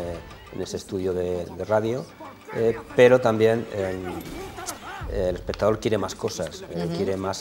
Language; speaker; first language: Spanish; native; Spanish